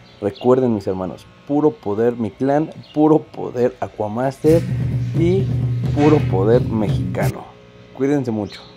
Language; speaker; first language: Spanish; native; Spanish